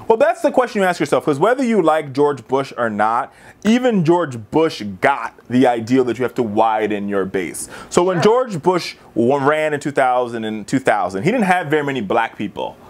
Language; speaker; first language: English; native; English